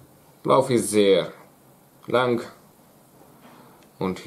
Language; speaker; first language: German; non-native, learner; Hungarian